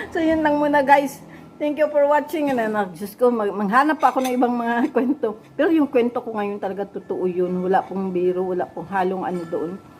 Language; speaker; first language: Filipino; non-native, local second language; Cebuano